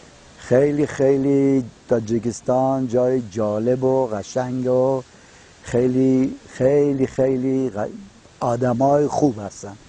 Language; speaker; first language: Persian; early bilingual, heritage; Persian